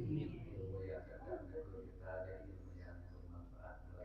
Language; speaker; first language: Indonesian; native; Indonesian